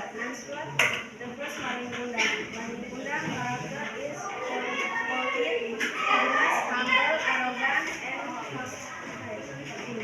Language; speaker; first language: English; non-native, learner; Indonesian